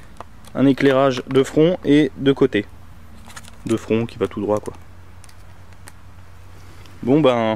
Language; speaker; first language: French; native; French